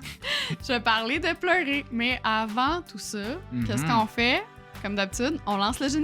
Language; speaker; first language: French; native; French